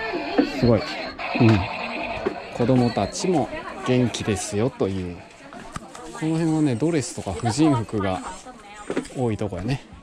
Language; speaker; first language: Japanese; native; Japanese